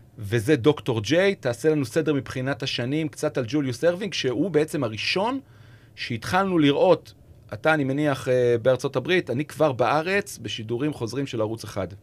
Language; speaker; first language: Hebrew; native; Hebrew